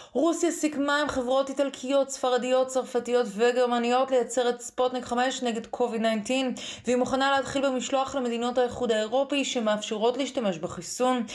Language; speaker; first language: Hebrew; native; Hebrew